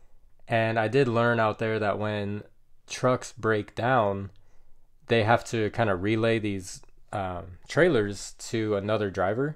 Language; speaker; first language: English; native; English